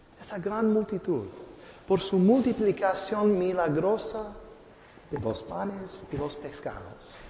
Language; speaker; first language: Spanish; non-native, fluent; English